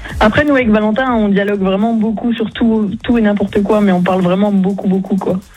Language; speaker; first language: French; native; French